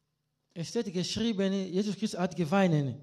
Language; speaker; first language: German; non-native, learner; Lingala